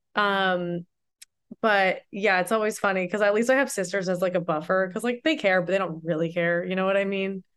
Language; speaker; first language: English; native; English